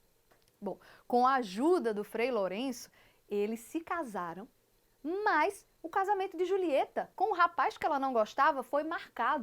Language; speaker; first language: Portuguese; native; Portuguese